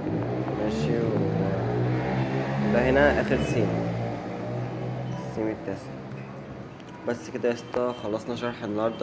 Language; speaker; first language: Arabic; native; Arabic